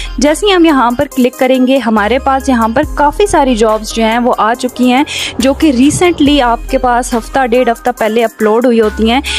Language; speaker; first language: Urdu; non-native, local second language; Punjabi